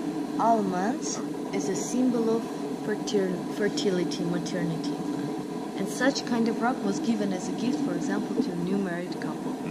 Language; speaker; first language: English; non-native, fluent; Armenian